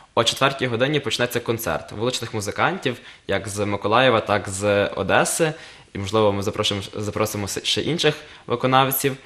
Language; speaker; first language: Ukrainian; native; Ukrainian